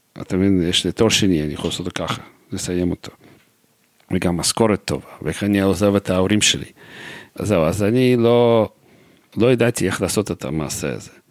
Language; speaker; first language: Hebrew; non-native, fluent; Russian